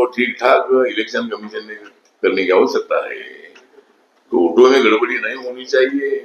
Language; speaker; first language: Hindi; non-native, local second language; Marathi